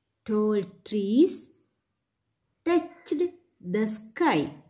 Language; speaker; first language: English; non-native, local second language; Malayalam